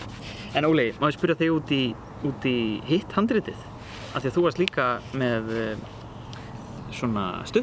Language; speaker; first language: Icelandic; native; Icelandic